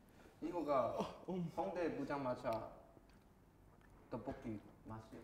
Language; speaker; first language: Korean; non-native, fluent; Chinese